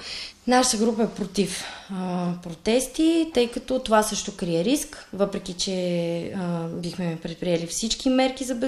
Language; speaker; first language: Bulgarian; native; Bulgarian